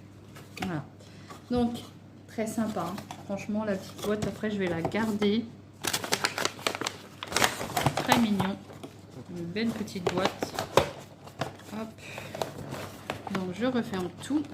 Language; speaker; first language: French; native; French